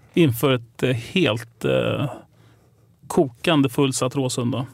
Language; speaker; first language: Swedish; native; Swedish